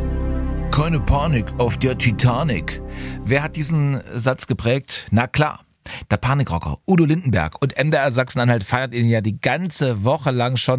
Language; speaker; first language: German; native; German